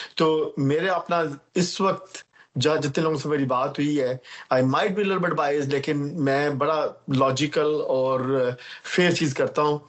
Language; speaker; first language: Urdu; native; Urdu